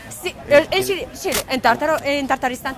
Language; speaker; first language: Spanish; non-native, learner; Russian